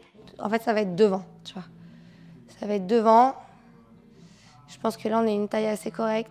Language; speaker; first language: French; native; French